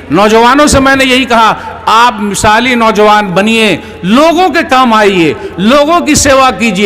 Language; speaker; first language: Hindi; native; Hindi